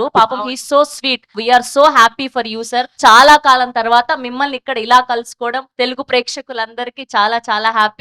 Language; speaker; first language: Telugu; native; Telugu